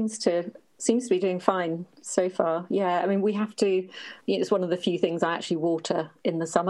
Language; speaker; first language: English; native; English